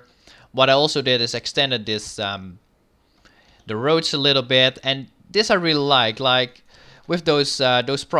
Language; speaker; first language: English; non-native, fluent; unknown